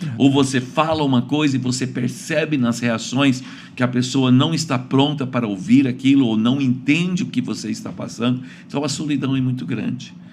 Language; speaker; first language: Portuguese; early bilingual, other home language; English